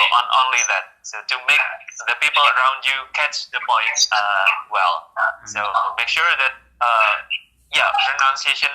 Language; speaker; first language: English; non-native, fluent; Indonesian